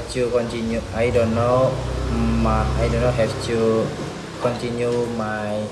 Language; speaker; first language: English; non-native, learner; Indonesian